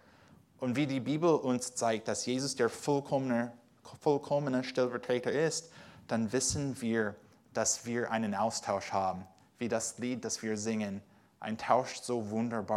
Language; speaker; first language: German; non-native, fluent; English